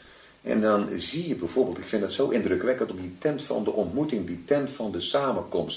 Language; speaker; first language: Dutch; native; Dutch